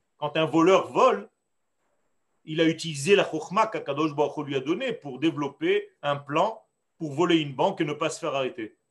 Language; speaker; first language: French; non-native, fluent; Hebrew